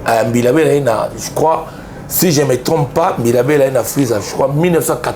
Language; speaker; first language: French; non-native, local second language; Lingala